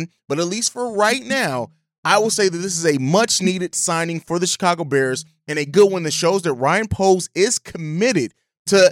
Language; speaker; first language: English; native; English